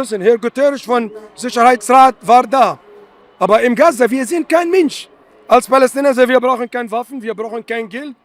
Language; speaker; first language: German; non-native, fluent; Arabic